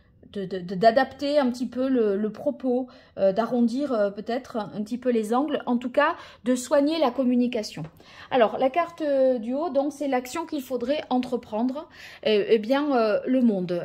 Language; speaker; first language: French; native; French